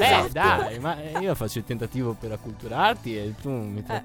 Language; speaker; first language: Italian; native; Italian